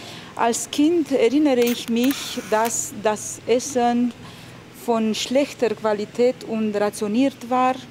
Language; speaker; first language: German; non-native, learner; Romanian